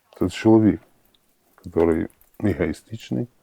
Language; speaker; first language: Ukrainian; native; Ukrainian